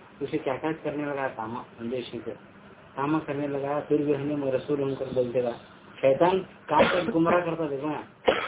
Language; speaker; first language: Urdu; native; Urdu